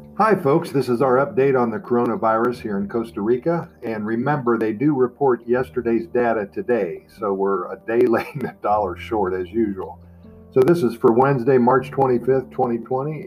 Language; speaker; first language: English; native; English